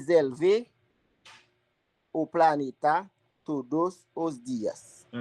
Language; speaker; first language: Portuguese; non-native, learner; Haitian Creole